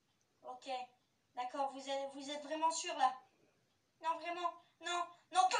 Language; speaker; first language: French; native; French